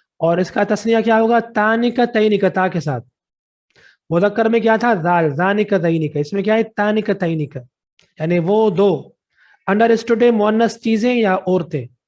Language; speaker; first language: Urdu; non-native, local second language; Sindhi